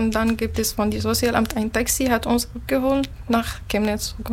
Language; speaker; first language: German; non-native, learner; Arabic